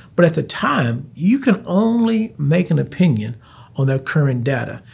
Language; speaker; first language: English; native; English